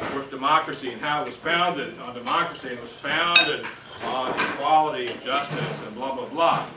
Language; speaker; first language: English; native; English